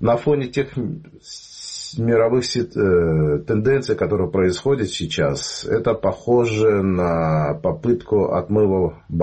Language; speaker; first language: Russian; native; Russian